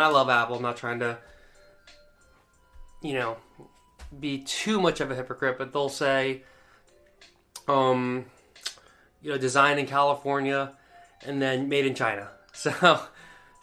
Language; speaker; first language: English; native; English